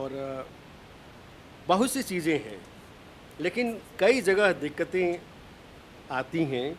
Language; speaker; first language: Hindi; native; Hindi